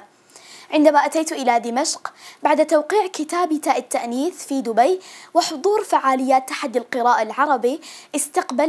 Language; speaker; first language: Arabic; native; Arabic